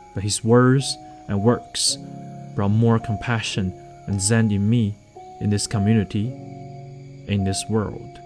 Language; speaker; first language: English; non-native, fluent; Chinese